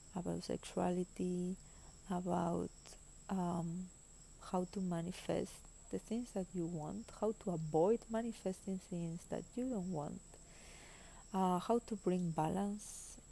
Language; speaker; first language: English; non-native, fluent; Spanish